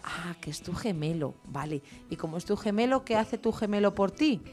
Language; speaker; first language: Spanish; native; Spanish